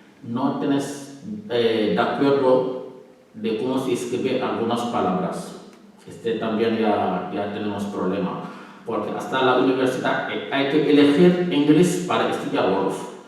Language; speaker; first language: Spanish; non-native, learner; Wolof